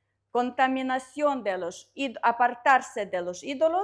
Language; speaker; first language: Spanish; non-native, learner; Russian